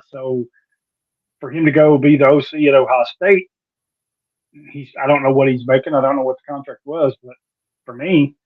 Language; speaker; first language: English; native; English